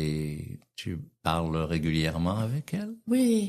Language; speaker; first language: French; native; French